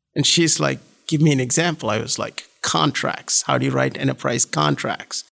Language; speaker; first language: English; non-native, local second language; Malayalam